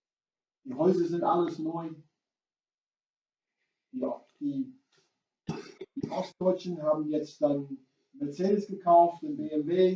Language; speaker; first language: German; non-native, fluent; English